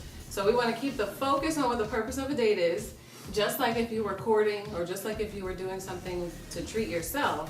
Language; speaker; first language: English; native; English